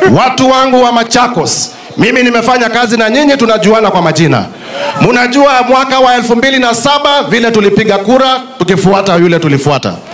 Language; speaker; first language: Swahili; non-native, local second language; Kamba